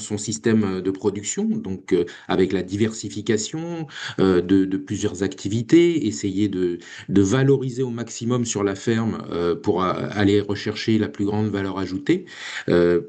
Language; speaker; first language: French; native; French